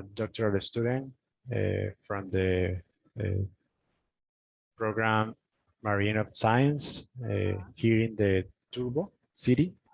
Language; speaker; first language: English; non-native, learner; Spanish